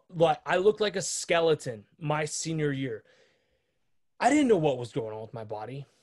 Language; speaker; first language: English; native; English